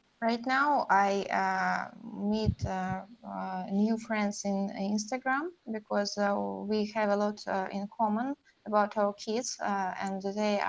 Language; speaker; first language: English; non-native, learner; Russian